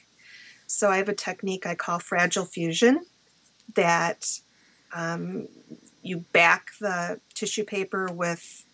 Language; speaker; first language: English; native; English